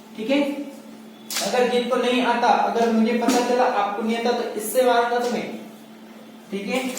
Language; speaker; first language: Hindi; non-native, local second language; Marathi